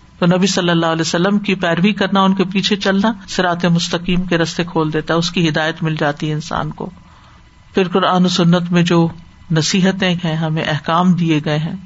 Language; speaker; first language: Urdu; native; Urdu